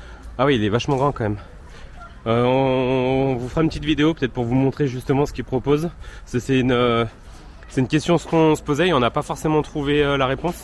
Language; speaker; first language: French; native; French